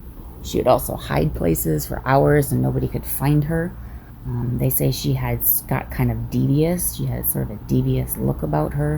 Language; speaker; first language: English; native; English